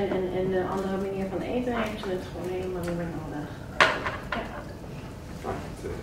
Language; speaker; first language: Dutch; native; Dutch